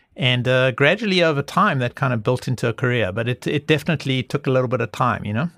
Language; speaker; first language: English; native; English